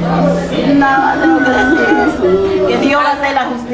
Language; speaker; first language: Spanish; native; Spanish